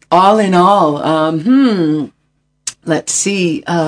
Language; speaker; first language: English; native; English